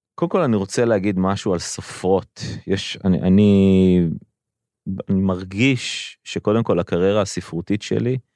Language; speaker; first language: Hebrew; native; Hebrew